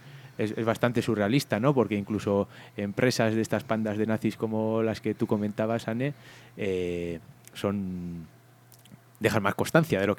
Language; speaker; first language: Spanish; native; Spanish